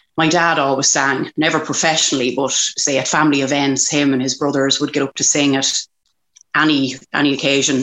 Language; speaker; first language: English; native; English